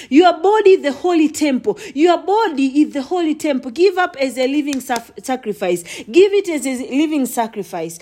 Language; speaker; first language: English; non-native, local second language; Swahili